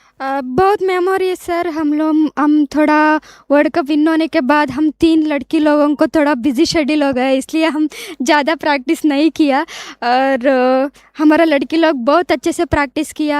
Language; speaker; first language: Hindi; non-native, local second language; Odia